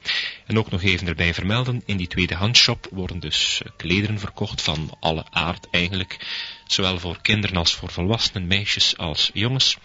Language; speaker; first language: Dutch; native; Dutch